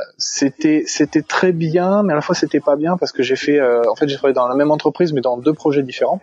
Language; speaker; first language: French; native; French